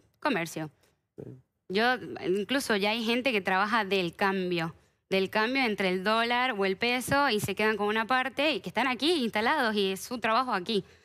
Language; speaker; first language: Spanish; native; Spanish